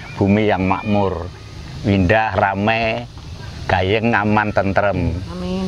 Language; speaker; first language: Indonesian; non-native, local second language; Javanese